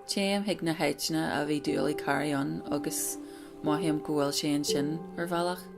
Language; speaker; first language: Irish; non-native, local second language; English